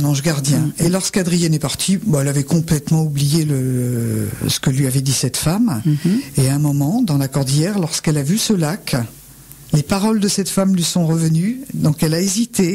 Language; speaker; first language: French; native; French